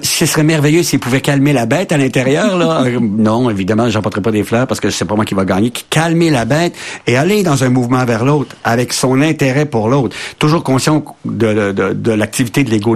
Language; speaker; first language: French; native; French